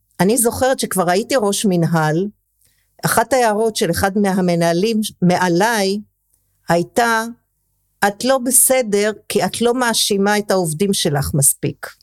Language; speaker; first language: Hebrew; early bilingual, other home language; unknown